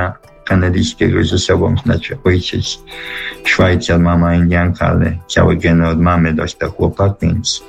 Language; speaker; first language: Polish; early bilingual, heritage; Polish